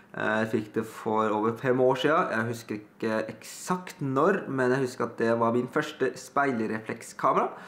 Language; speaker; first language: Norwegian; early bilingual, other home language; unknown